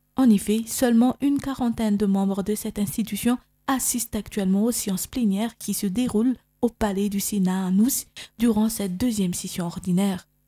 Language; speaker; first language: French; non-native, local second language; Malagasy